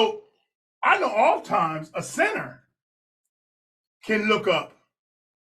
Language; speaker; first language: English; native; English